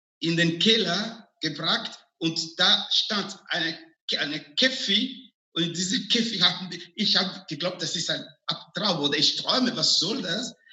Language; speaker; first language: German; non-native, fluent; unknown